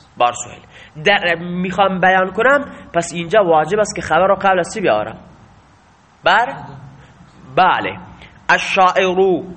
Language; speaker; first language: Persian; non-native, local second language; Baluchi